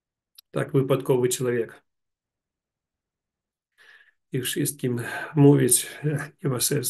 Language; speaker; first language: Polish; non-native, learner; Russian